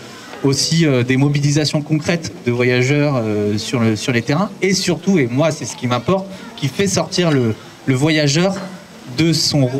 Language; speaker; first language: French; native; French